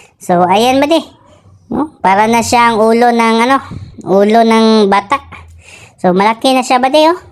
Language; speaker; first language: Filipino; non-native, local second language; Cebuano